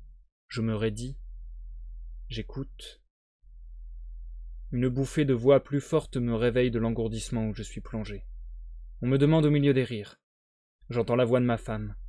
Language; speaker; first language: French; native; French